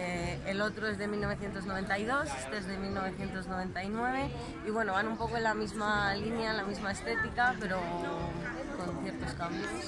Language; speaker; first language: Spanish; native; Spanish